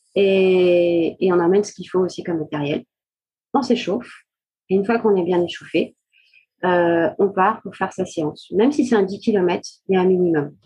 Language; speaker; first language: French; native; French